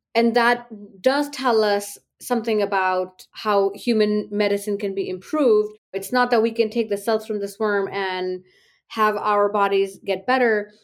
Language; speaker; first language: English; non-native, local second language; Hindi